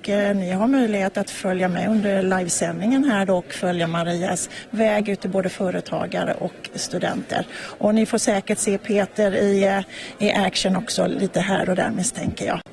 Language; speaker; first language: Swedish; native; Swedish